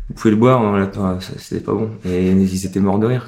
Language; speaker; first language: French; native; French